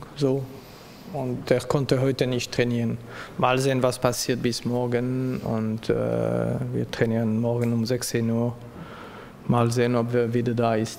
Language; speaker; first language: German; non-native, local second language; French